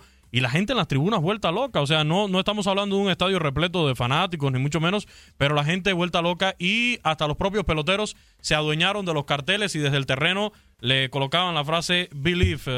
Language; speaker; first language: Spanish; native; Spanish